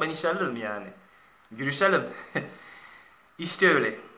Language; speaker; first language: Turkish; non-native, learner; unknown